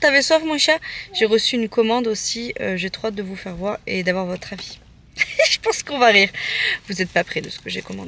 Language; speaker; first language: French; native; French